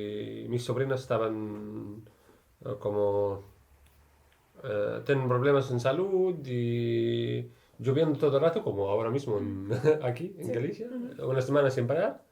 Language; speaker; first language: Spanish; non-native, learner; Arabic